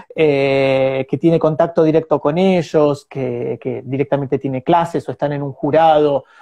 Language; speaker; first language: Spanish; native; Spanish